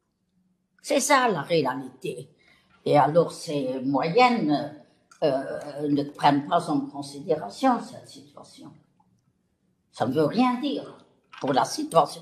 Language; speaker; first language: French; non-native, local second language; Luxembourgish